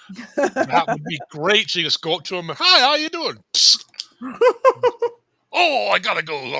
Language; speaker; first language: English; native; English